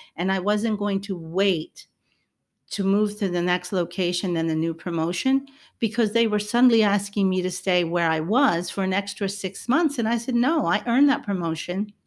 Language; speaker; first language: English; early bilingual, other home language; Spanish